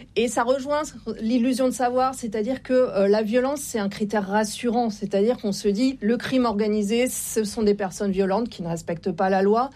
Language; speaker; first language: French; native; French